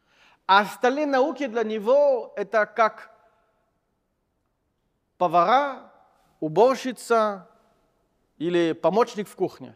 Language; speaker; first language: Russian; non-native, fluent; French